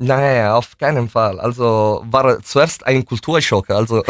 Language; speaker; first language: German; non-native, fluent; Italian